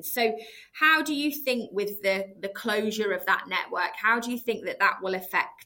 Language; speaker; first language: English; native; English